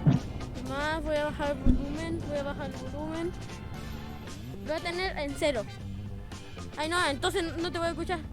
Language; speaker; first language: Spanish; native; Spanish